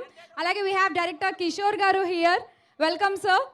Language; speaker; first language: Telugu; native; Telugu